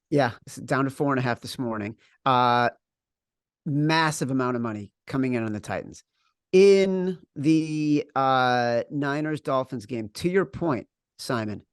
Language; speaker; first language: English; native; English